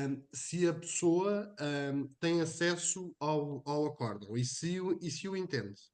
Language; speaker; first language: Portuguese; native; Portuguese